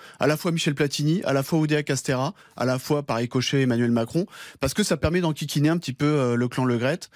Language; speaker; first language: French; native; French